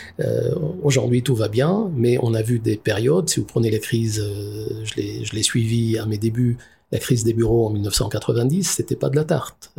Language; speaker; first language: French; non-native, local second language; Arabic